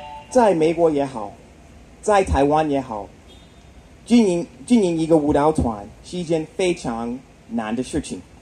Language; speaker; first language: Chinese; non-native, fluent; English